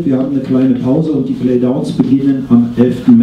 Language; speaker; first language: German; native; German